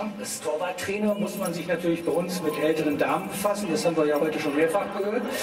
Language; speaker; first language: German; native; German